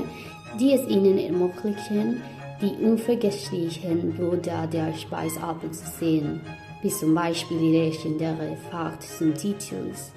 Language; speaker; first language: German; non-native, learner; Spanish